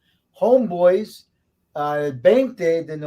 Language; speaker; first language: Spanish; non-native, learner; English